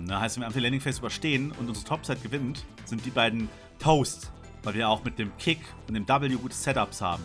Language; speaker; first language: German; native; German